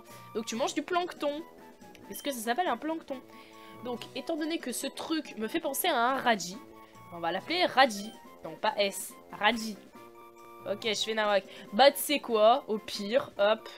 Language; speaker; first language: French; native; French